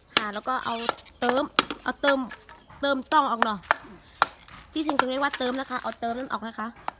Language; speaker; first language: Thai; non-native, local second language; Khün